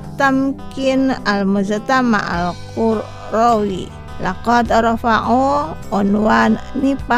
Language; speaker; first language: Arabic; non-native, learner; Indonesian